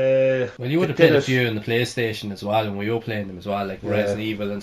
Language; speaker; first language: English; native; English